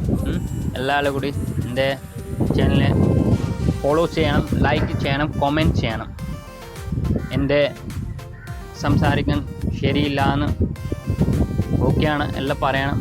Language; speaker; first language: Malayalam; non-native, learner; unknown